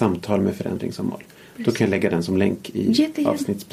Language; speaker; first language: Swedish; native; Swedish